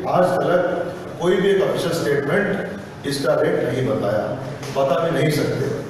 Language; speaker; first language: Hindi; non-native, local second language; Telugu